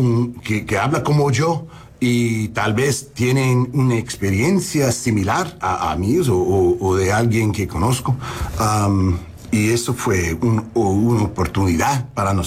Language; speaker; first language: Spanish; non-native, learner; English